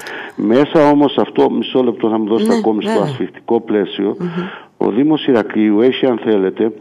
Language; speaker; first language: Greek; native; Greek